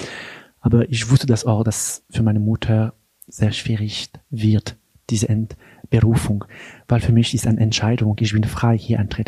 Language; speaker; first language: German; non-native, local second language; French